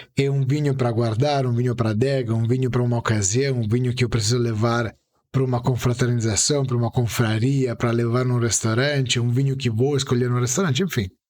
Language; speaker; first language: Portuguese; non-native, fluent; Italian